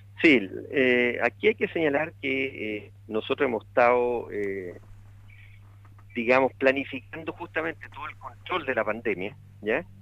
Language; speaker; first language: Spanish; native; Spanish